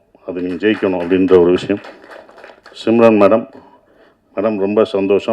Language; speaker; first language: Tamil; native; Tamil